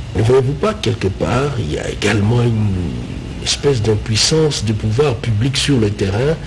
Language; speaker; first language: French; non-native, local second language; Lingala